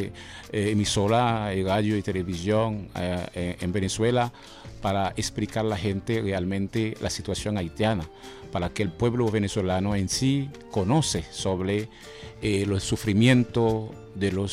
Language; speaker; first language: Spanish; non-native, fluent; Haitian Creole